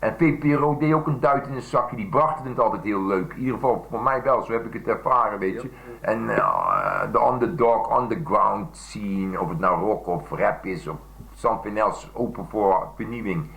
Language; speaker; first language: Dutch; native; Dutch